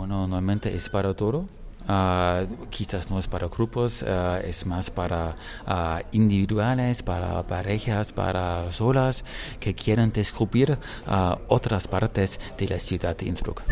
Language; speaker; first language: Spanish; non-native, fluent; German